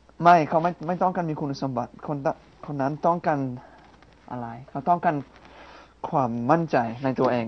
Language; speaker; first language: Thai; non-native, fluent; English